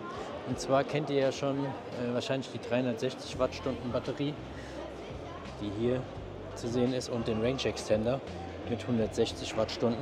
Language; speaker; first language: German; native; German